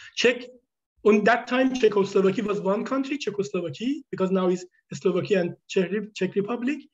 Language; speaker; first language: English; non-native, fluent; Persian